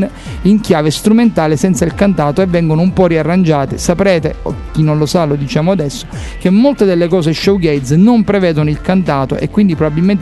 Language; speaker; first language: Italian; native; Italian